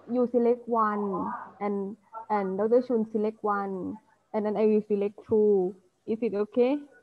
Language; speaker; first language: English; non-native, fluent; Thai